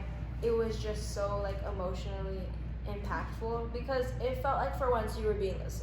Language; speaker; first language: English; native; English